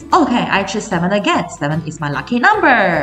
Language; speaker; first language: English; non-native, fluent; Chinese